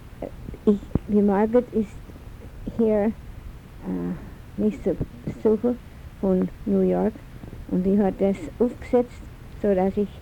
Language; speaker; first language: German; early bilingual, heritage; German